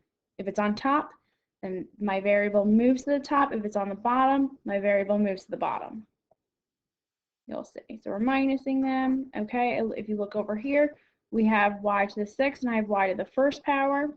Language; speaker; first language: English; native; English